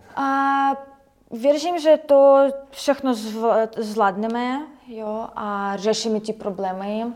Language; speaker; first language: Czech; non-native, learner; Ukrainian